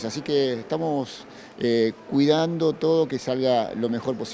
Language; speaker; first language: Spanish; native; Spanish